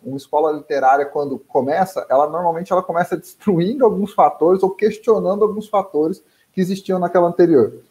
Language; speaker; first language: Portuguese; native; Portuguese